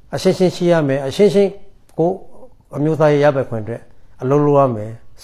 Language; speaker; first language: Burmese; native; Burmese